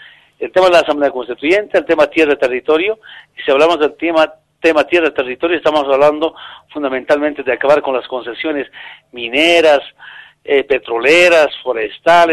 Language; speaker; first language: Spanish; native; Spanish